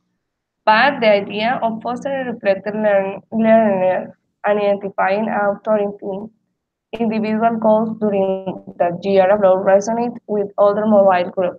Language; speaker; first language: English; non-native, learner; Spanish